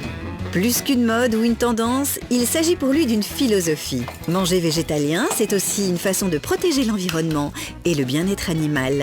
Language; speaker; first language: French; native; French